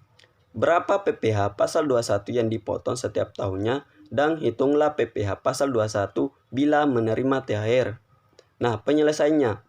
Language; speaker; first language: Indonesian; native; Indonesian